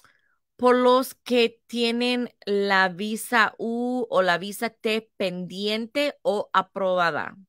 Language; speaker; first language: Spanish; non-native, fluent; English